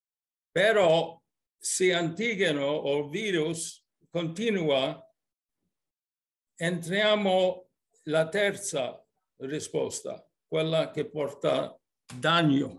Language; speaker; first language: Italian; early bilingual, heritage; English